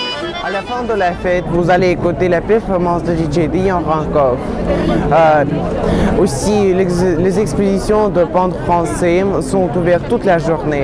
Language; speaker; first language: French; non-native, learner; Russian